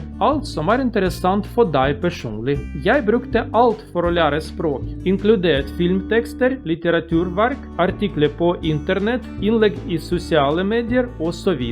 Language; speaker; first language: Norwegian; non-native, learner; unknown